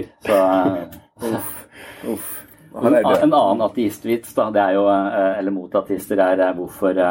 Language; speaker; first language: Norwegian; native; Norwegian